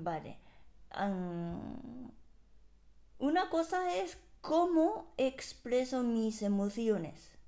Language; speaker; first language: Spanish; non-native, fluent; Japanese